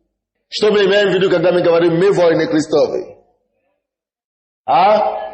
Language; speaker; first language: Russian; non-native, fluent; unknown